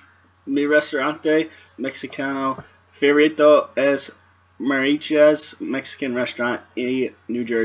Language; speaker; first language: Spanish; non-native, learner; English